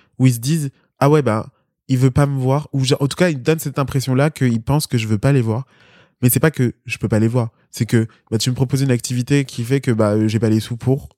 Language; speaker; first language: French; early bilingual, other home language; Spanish